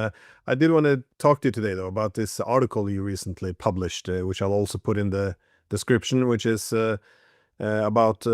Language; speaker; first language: English; non-native, fluent; Norwegian